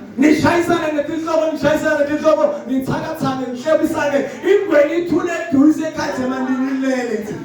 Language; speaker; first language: Zulu; non-native, local second language; Swati